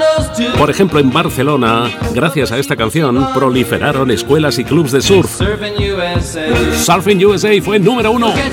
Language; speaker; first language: Spanish; native; Spanish